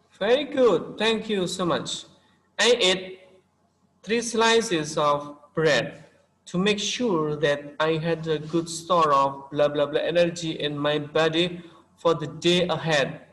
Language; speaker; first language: English; non-native, local second language; Indonesian